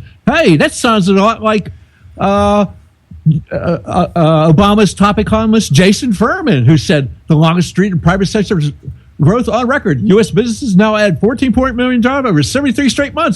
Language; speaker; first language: English; native; English